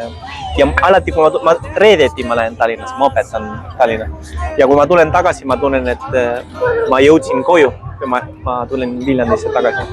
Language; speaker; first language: Estonian; non-native, fluent; Spanish